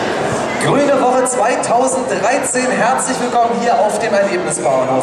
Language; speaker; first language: German; native; German